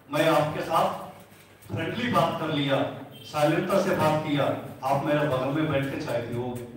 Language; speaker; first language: Hindi; non-native, local second language; Telugu